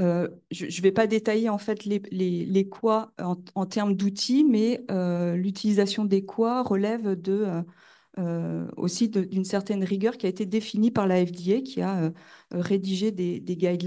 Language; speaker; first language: French; native; French